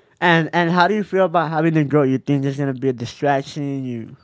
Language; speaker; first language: English; early bilingual, other home language; Spanish